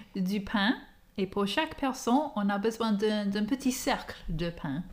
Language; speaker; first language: French; non-native, fluent; English